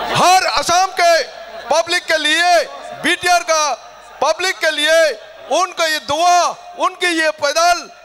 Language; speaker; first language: Hindi; non-native, local second language; Assamese